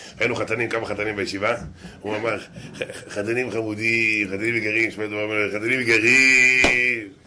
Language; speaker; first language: Hebrew; native; Hebrew